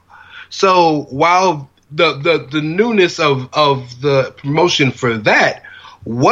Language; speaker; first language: English; native; English